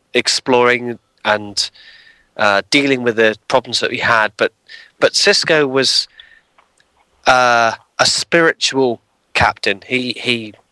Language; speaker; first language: English; native; English